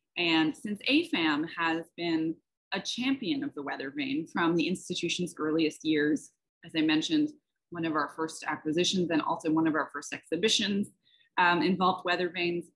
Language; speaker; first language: English; native; English